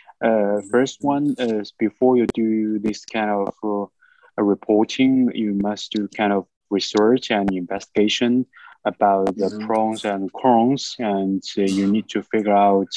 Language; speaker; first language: English; non-native, fluent; Chinese